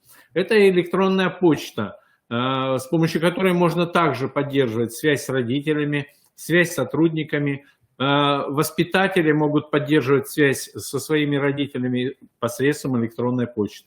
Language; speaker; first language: Russian; native; Russian